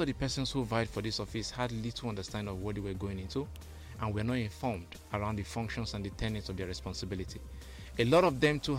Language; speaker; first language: English; non-native, local second language; Igbo